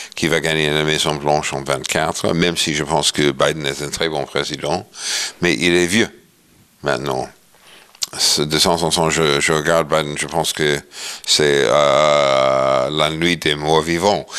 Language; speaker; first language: French; non-native, fluent; English